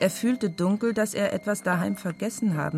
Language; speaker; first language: German; native; German